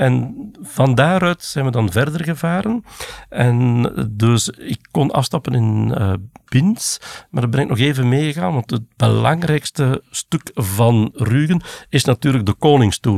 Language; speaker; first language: Dutch; native; Dutch